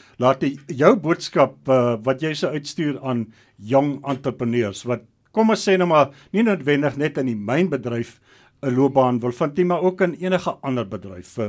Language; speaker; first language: Afrikaans; native; Afrikaans